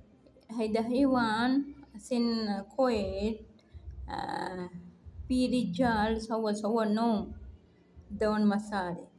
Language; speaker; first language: Arabic; non-native, learner; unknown